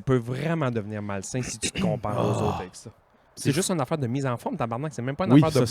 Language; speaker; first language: French; native; French